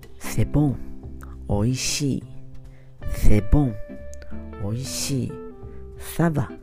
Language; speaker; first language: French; non-native, learner; Japanese